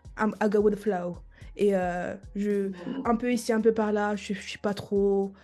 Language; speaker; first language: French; non-native, fluent; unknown